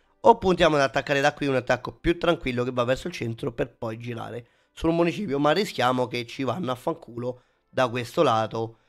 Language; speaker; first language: Italian; native; Italian